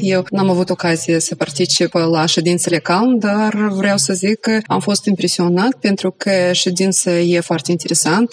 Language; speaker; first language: Romanian; non-native, local second language; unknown